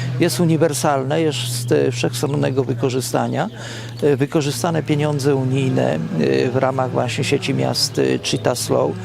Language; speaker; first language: Polish; native; Polish